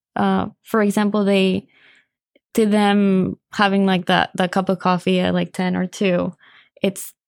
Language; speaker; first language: English; non-native, fluent; Spanish